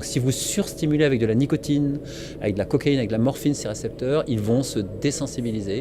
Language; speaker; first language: French; native; French